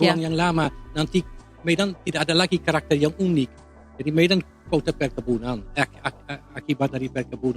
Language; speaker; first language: Indonesian; non-native, fluent; Dutch